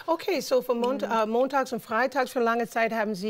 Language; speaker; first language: German; non-native, learner; English